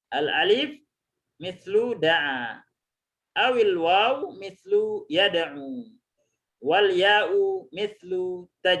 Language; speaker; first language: Arabic; non-native, fluent; Indonesian